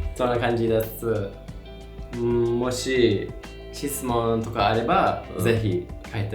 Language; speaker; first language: Japanese; non-native, learner; English